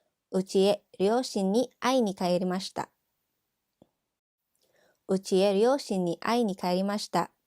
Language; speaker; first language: Japanese; non-native, fluent; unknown